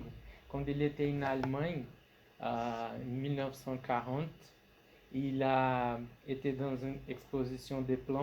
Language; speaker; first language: French; non-native, fluent; Portuguese